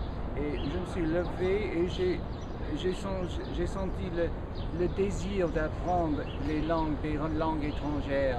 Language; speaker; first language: French; non-native, fluent; English